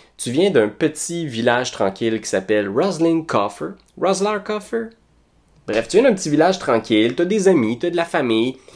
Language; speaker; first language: French; native; French